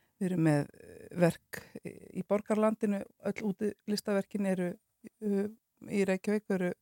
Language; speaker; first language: Icelandic; native; Icelandic